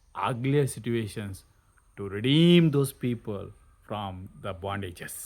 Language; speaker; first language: English; non-native, local second language; Kannada